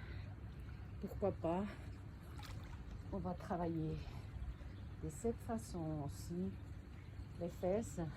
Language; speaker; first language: French; non-native, fluent; Spanish